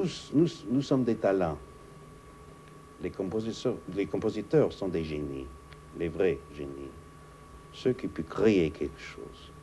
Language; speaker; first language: French; non-native, fluent; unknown